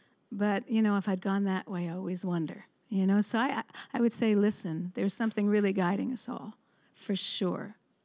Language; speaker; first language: English; native; English